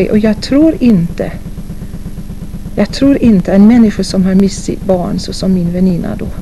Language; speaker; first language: Swedish; non-native, fluent; English